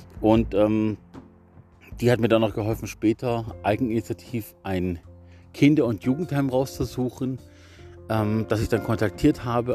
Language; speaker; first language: German; native; German